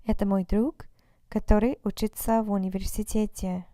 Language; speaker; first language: Russian; non-native, fluent; English